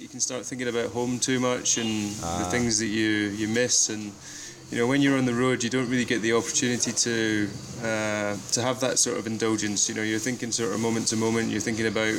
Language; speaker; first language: English; native; English